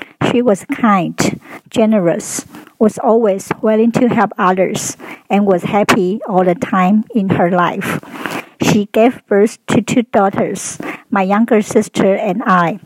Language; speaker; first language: English; non-native, fluent; Chinese